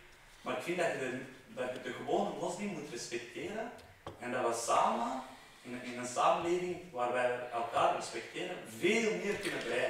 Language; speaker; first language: Dutch; non-native, fluent; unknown